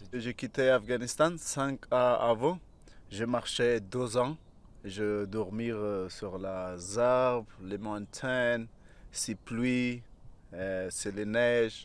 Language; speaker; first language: French; non-native, learner; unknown